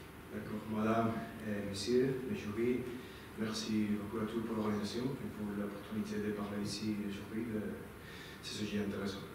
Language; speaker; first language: French; non-native, fluent; Spanish